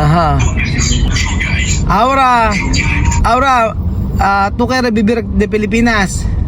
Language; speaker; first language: Spanish; non-native, learner; Filipino